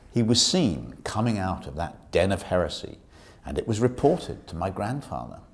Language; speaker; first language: English; native; English